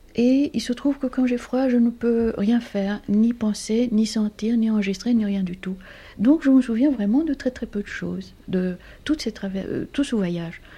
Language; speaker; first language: French; non-native, fluent; Greek